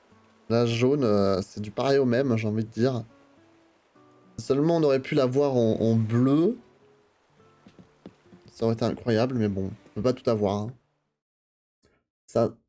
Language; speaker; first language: French; native; French